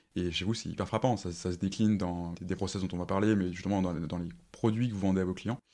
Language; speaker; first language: French; native; French